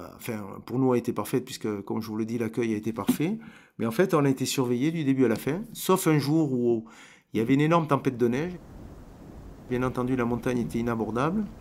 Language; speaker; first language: French; native; French